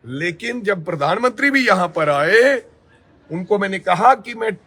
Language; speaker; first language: Hindi; non-native, local second language; Punjabi